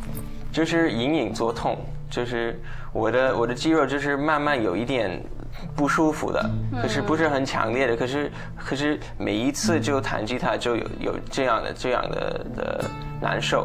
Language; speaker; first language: Chinese; non-native, fluent; English